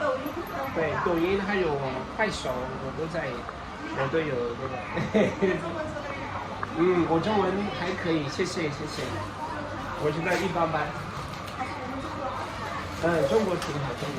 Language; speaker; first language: Chinese; non-native, fluent; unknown